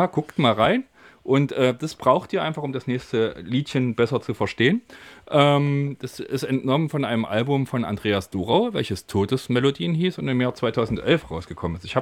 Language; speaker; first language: German; native; German